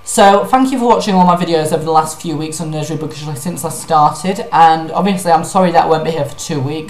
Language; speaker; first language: English; native; English